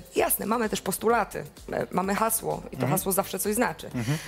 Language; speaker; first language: Polish; native; Polish